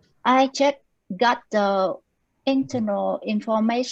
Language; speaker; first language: English; non-native, learner; Vietnamese